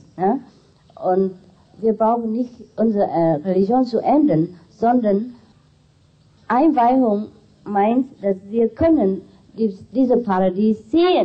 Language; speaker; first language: German; non-native, fluent; Vietnamese